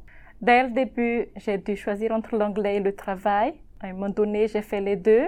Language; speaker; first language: French; non-native, local second language; Malagasy